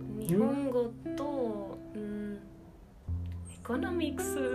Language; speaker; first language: Japanese; non-native, learner; Spanish